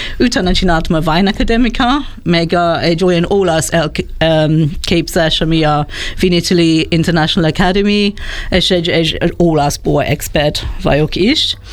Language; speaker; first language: Hungarian; non-native, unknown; English